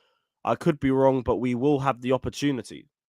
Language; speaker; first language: English; native; English